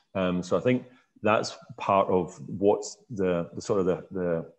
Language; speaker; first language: English; native; English